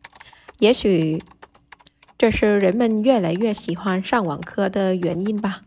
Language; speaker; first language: Chinese; non-native, learner; Vietnamese